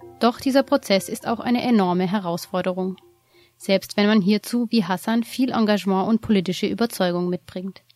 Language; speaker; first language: German; native; German